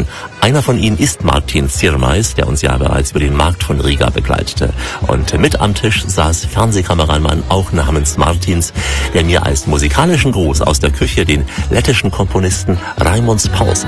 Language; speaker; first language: German; native; German